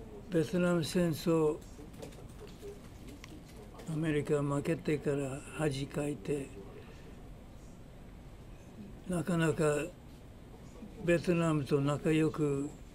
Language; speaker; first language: Japanese; non-native, fluent; English